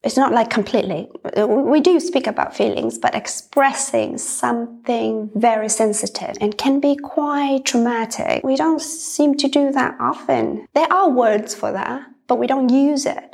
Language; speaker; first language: English; non-native, fluent; Vietnamese